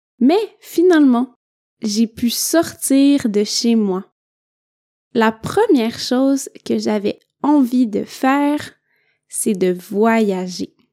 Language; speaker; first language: French; native; French